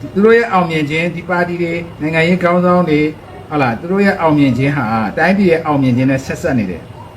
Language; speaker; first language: Burmese; native; Burmese